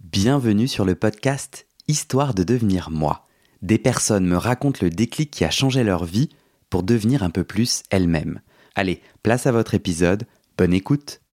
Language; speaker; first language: French; native; French